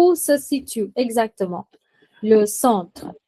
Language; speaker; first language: French; non-native, fluent; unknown